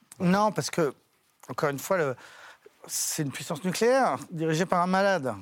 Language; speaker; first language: French; native; French